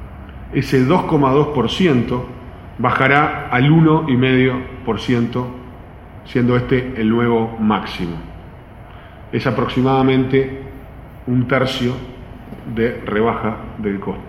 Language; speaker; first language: Spanish; native; Spanish